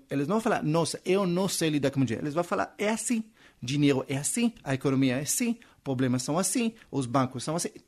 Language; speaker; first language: Portuguese; non-native, fluent; Hebrew